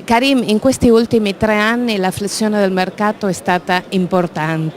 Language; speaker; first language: Italian; native; Italian